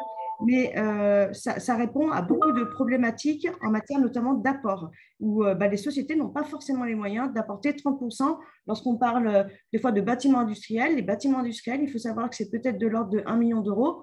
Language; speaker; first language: French; native; French